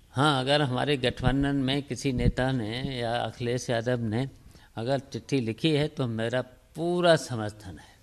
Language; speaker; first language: Hindi; native; Hindi